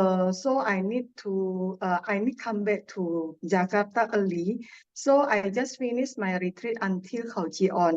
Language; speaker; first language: English; non-native, learner; Indonesian